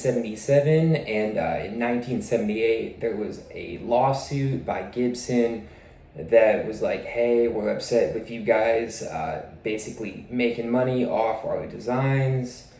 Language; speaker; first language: English; native; English